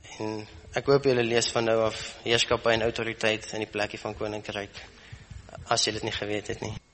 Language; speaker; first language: Afrikaans; native; Afrikaans